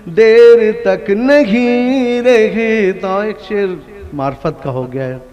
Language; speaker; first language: Urdu; native; Urdu